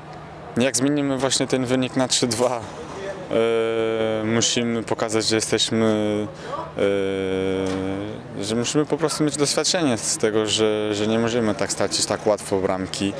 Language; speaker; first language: Polish; non-native, fluent; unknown